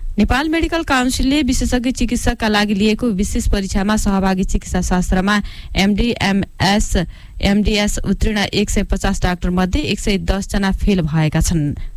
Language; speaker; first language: Nepali; native; Nepali